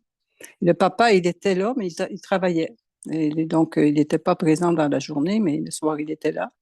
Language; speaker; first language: French; native; French